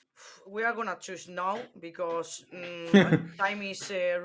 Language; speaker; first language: English; non-native, fluent; Spanish